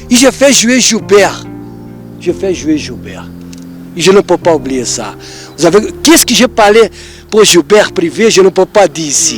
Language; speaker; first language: French; non-native, fluent; Portuguese